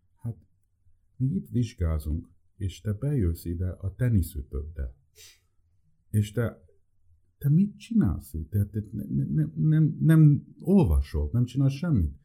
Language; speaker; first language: Hungarian; early bilingual, heritage; Hungarian